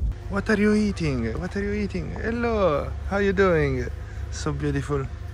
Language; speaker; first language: English; non-native, fluent; Italian